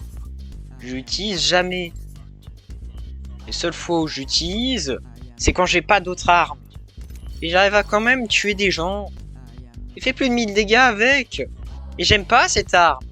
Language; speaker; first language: French; native; French